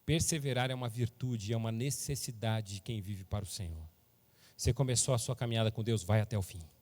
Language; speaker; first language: Portuguese; native; Portuguese